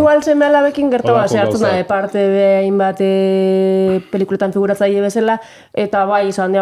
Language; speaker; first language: Basque; native; Basque